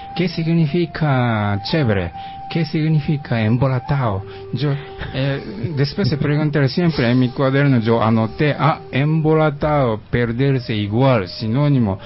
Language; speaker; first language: Spanish; non-native, learner; Japanese